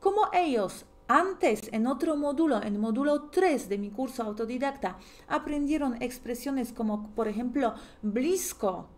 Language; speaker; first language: Spanish; non-native, fluent; Polish